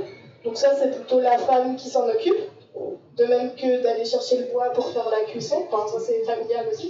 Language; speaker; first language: French; native; French